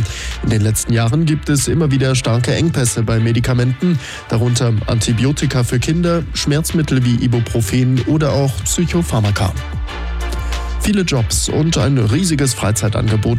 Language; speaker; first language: German; native; German